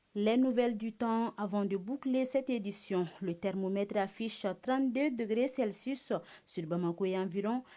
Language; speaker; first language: French; non-native, local second language; Bambara